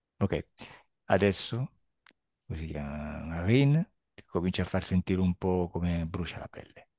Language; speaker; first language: Italian; native; Italian